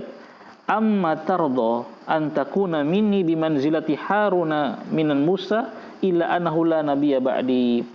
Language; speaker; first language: Arabic; non-native, fluent; Indonesian